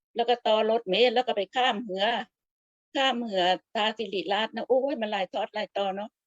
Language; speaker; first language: Thai; non-native, local second language; Lao